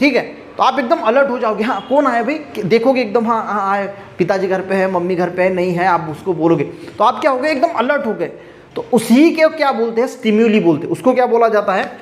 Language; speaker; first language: Hindi; non-native, local second language; Marathi